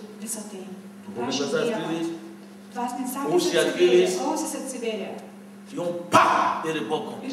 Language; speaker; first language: Russian; non-native, fluent; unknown